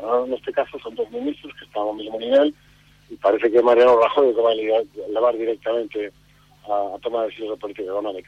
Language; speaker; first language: Spanish; non-native, local second language; Galician